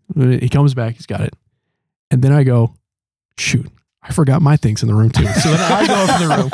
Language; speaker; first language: English; native; English